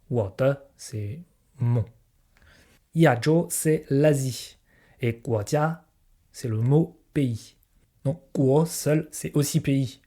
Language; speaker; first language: French; native; French